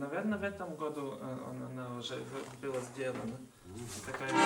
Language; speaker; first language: Russian; non-native, local second language; Latvian